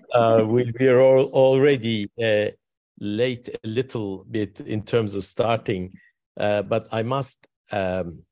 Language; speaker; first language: English; non-native, fluent; Turkish